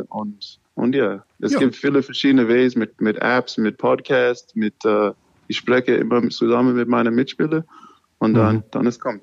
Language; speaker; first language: German; non-native, learner; English